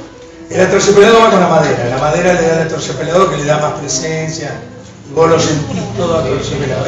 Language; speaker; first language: Spanish; native; Spanish